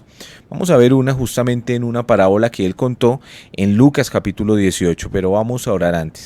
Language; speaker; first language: Spanish; native; Spanish